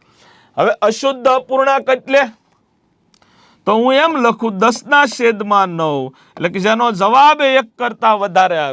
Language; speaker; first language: Gujarati; native; Gujarati